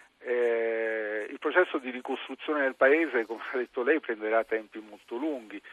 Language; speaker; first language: Italian; native; Italian